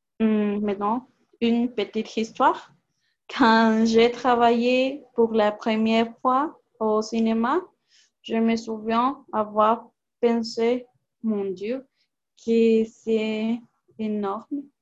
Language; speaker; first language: French; non-native, learner; Spanish